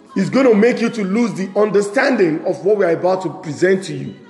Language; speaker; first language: English; non-native, local second language; Yoruba